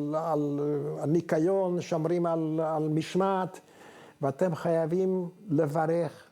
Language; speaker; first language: Hebrew; non-native, fluent; Hungarian